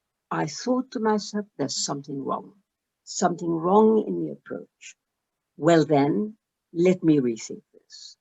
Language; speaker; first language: English; early bilingual, other home language; Arabic